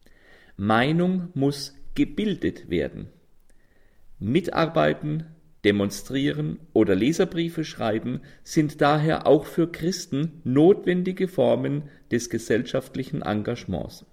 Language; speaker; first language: German; native; German